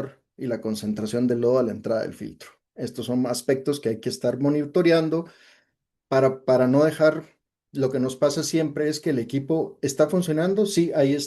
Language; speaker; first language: Spanish; native; Spanish